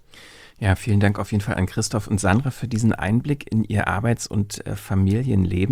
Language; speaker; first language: German; native; German